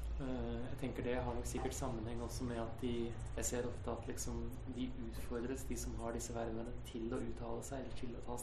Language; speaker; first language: Norwegian; native; Norwegian